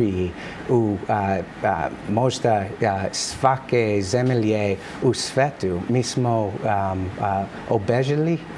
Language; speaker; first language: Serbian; non-native, learner; English